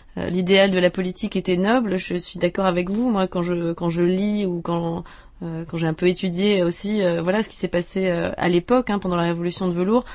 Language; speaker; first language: French; native; French